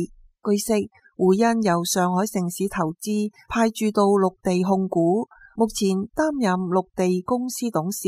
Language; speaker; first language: Chinese; non-native, local second language; Cantonese